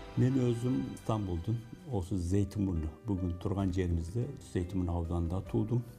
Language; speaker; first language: Kazakh; early bilingual, heritage; Kazakh